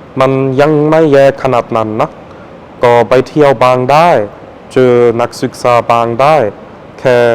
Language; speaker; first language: Thai; non-native, fluent; German